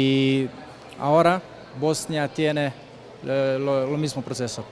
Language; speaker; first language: Spanish; non-native, fluent; Croatian